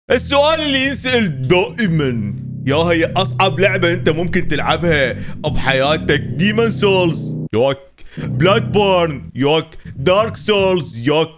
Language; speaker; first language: Arabic; native; Arabic